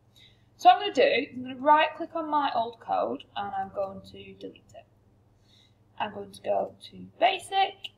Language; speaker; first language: English; native; English